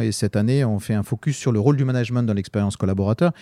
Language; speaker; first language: French; native; French